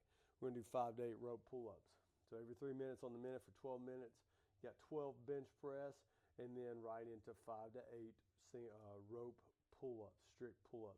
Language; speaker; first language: English; native; English